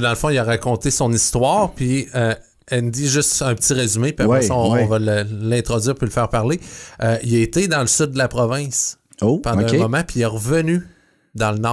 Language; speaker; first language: French; native; French